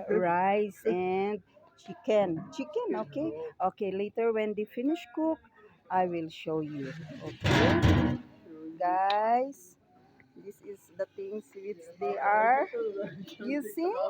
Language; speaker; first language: English; non-native, learner; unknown